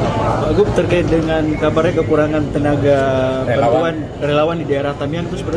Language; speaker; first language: Indonesian; native; Indonesian